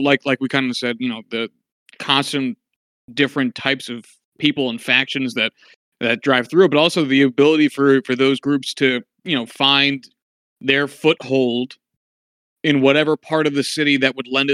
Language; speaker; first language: English; native; English